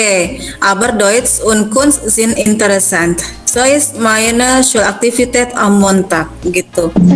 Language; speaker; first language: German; non-native, fluent; Indonesian